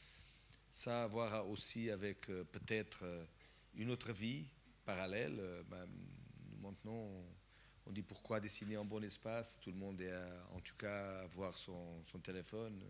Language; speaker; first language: French; non-native, fluent; Portuguese